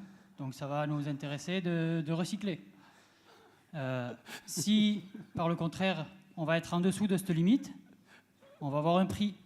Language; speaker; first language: French; non-native, learner; Spanish